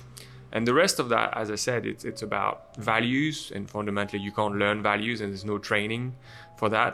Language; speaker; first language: English; non-native, fluent; French